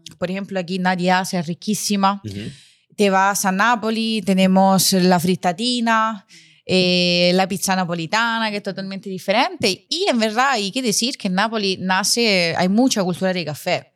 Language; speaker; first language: Spanish; non-native, fluent; Italian